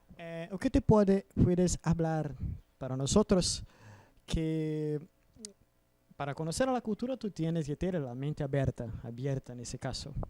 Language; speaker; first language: Spanish; non-native, learner; Portuguese